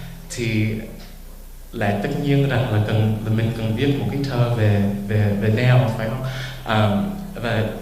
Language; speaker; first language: Vietnamese; early bilingual, heritage; Vietnamese